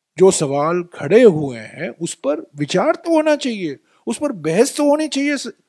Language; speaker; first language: Hindi; non-native, local second language; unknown